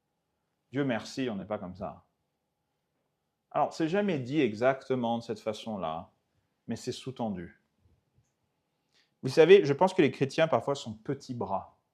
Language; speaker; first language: French; native; French